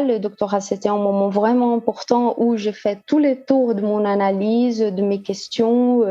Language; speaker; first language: French; non-native, fluent; Portuguese